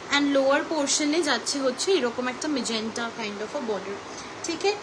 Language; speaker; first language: Hindi; non-native, local second language; Bangla